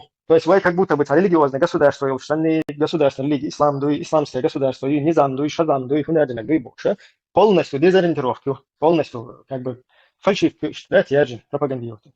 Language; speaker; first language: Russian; non-native, local second language; Chechen